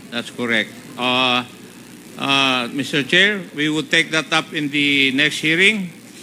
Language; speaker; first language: English; non-native, local second language; Filipino